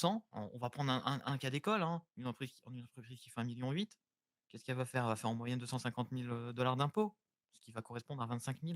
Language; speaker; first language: French; native; French